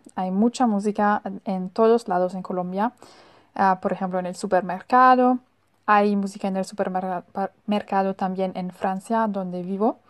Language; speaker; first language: Spanish; non-native, fluent; German